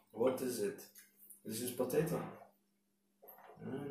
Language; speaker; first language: English; non-native, learner; Russian